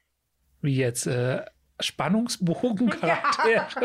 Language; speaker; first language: German; native; German